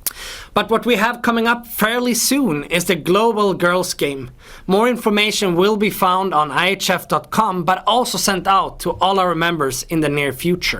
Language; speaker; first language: English; non-native, fluent; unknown